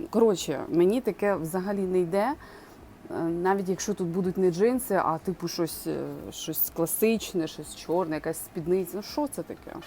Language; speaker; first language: Ukrainian; non-native, local second language; Russian